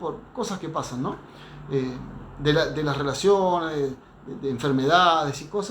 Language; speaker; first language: Spanish; native; Spanish